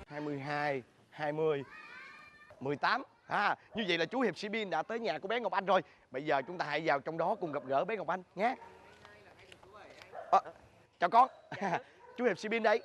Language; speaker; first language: Vietnamese; native; Vietnamese